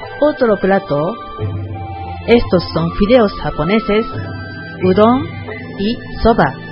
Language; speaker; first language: Spanish; non-native, learner; Japanese